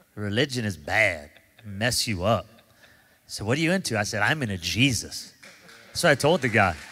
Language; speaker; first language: English; native; English